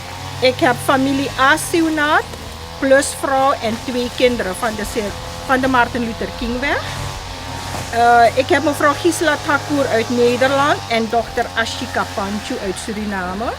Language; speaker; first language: Dutch; non-native, local second language; Caribbean Hindustani